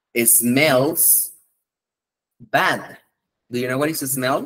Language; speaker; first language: English; non-native, fluent; Spanish